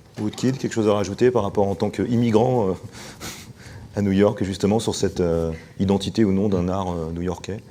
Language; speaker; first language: French; native; French